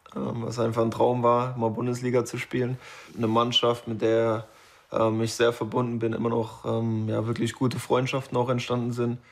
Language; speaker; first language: German; native; German